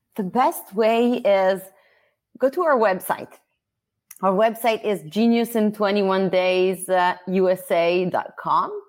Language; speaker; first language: English; non-native, fluent; Italian